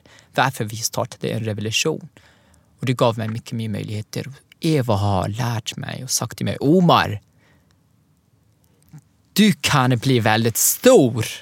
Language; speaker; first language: Swedish; non-native, learner; Arabic